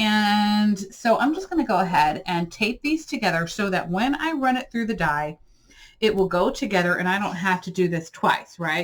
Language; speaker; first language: English; native; English